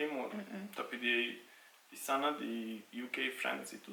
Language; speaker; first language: Indonesian; non-native, learner; Romanian